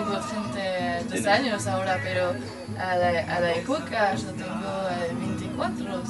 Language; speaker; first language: Spanish; non-native, learner; French